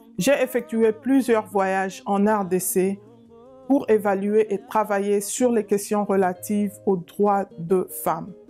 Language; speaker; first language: French; non-native, local second language; Lingala